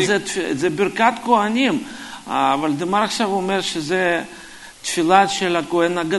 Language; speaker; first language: Hebrew; non-native, fluent; Russian